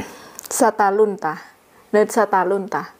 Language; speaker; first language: Finnish; non-native, learner; Thai